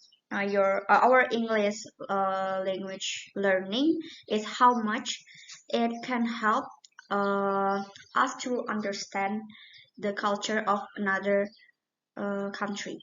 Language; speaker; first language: English; non-native, learner; Indonesian